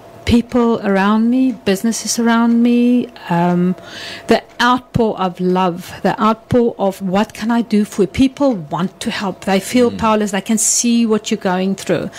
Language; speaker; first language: English; non-native, local second language; Afrikaans